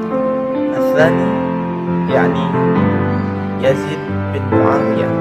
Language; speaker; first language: Arabic; non-native, learner; Indonesian